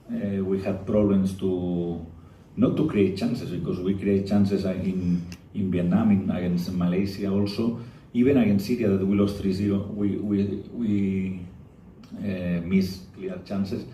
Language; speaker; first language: English; non-native, fluent; Spanish